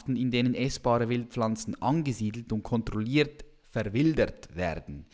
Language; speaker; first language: German; native; German